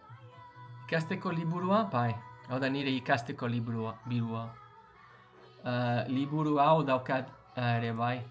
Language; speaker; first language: Basque; non-native, learner; English